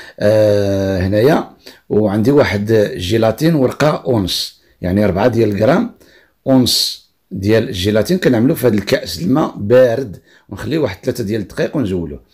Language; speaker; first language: Arabic; native; Arabic